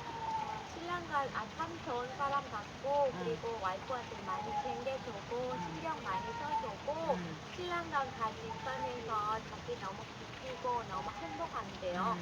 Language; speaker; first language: Korean; non-native, fluent; Vietnamese